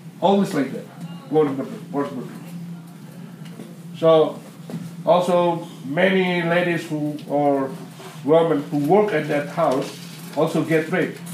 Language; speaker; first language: English; non-native, learner; Indonesian